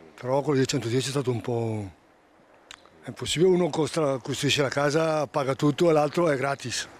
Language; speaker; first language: Italian; native; Italian